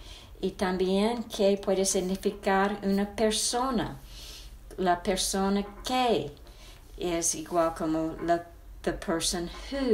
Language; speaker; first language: Spanish; non-native, fluent; English